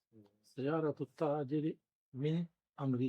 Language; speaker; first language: Arabic; non-native, learner; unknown